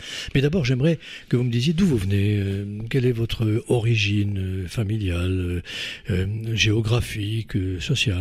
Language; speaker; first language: French; native; French